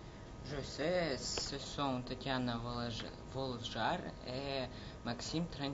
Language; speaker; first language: French; non-native, learner; Russian